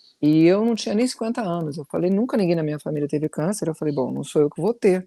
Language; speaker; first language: Portuguese; native; Portuguese